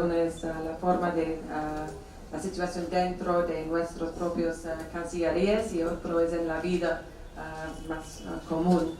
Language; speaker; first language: Spanish; non-native, fluent; English